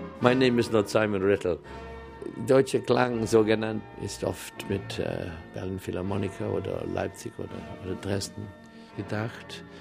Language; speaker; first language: German; non-native, learner; English